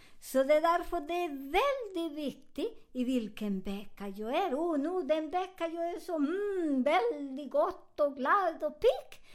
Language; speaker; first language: Swedish; non-native, learner; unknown